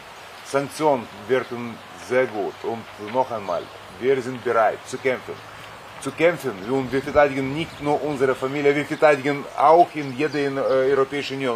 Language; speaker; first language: German; non-native, fluent; Russian